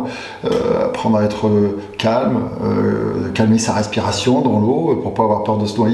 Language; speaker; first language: French; native; French